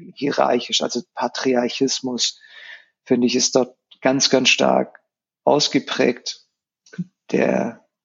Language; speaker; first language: German; early bilingual, other home language; Spanish